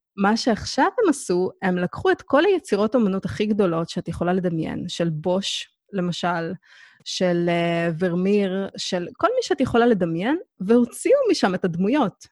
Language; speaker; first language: Hebrew; native; Hebrew